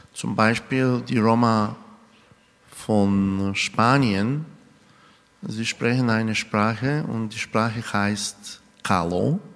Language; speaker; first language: German; non-native, fluent; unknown